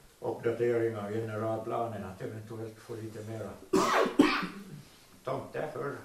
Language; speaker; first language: Swedish; native; Swedish